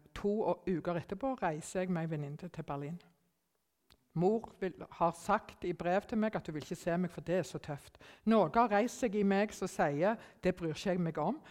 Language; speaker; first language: Norwegian; early bilingual, other home language; German